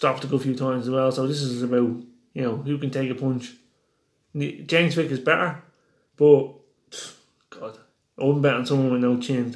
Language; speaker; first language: English; native; English